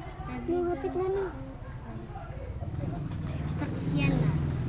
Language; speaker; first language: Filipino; non-native, local second language; Cebuano